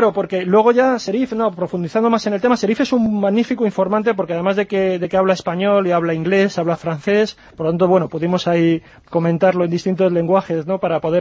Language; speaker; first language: Spanish; native; Spanish